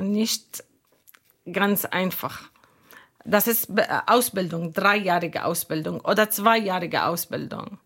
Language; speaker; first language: German; non-native, fluent; Arabic